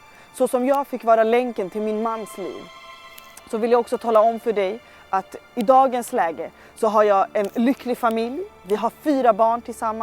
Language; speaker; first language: Swedish; early bilingual, other home language; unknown